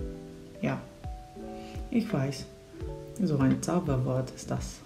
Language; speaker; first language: German; non-native, fluent; Korean